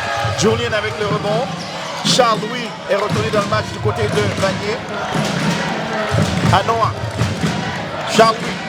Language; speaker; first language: French; native; French